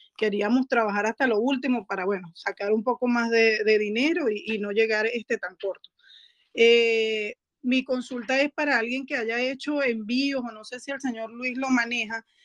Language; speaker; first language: Spanish; native; Spanish